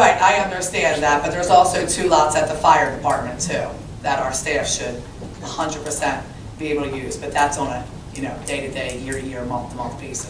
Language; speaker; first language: English; native; English